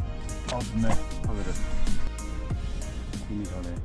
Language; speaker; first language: Korean; native; Korean